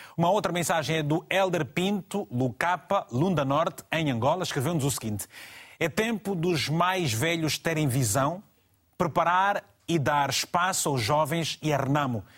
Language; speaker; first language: Portuguese; native; Portuguese